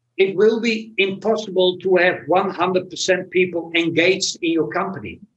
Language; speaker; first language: English; non-native, fluent; Dutch